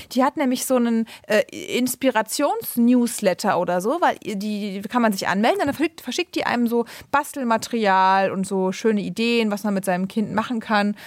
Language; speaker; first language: German; native; German